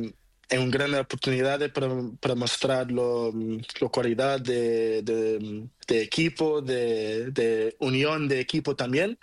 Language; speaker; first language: Spanish; non-native, learner; Portuguese